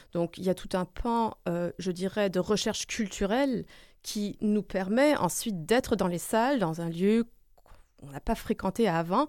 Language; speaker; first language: French; non-native, fluent; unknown